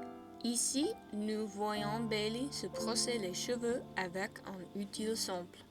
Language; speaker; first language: French; non-native, fluent; English